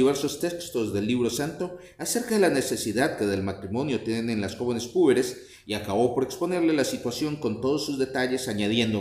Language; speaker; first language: Spanish; native; Spanish